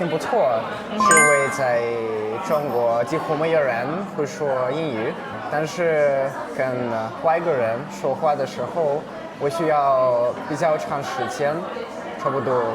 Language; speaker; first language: Chinese; non-native, learner; Russian